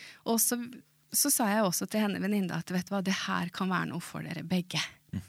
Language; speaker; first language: Swedish; non-native, fluent; Norwegian